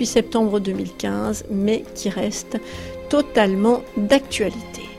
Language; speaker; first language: French; native; French